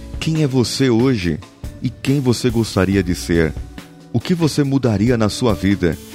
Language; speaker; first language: Portuguese; native; Portuguese